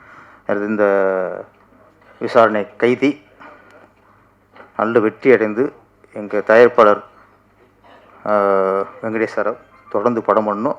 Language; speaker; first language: Tamil; native; Tamil